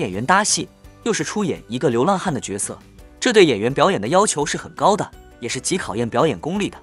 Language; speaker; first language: Chinese; native; Chinese